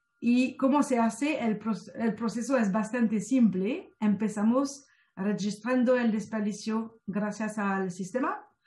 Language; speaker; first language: Spanish; non-native, fluent; French